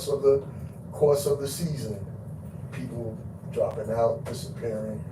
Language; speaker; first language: English; native; English